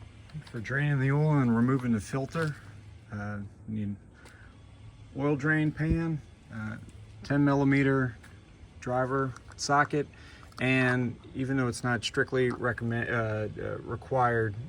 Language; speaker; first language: English; native; English